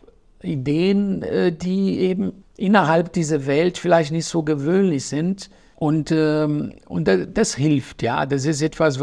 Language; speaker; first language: German; non-native, fluent; Portuguese